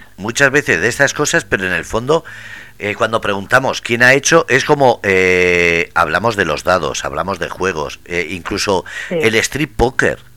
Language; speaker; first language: Spanish; native; Spanish